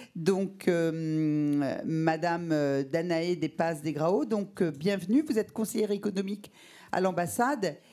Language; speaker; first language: French; native; French